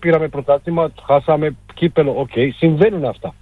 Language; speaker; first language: Greek; non-native, fluent; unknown